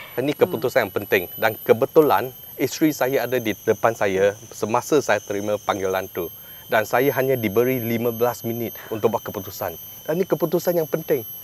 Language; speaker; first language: Malay; non-native, local second language; Chinese